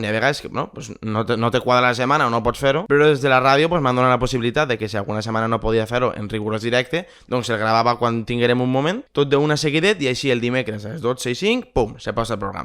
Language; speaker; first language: Catalan; native; Catalan